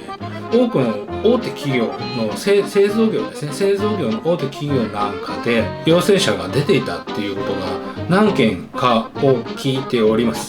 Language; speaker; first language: Japanese; native; Japanese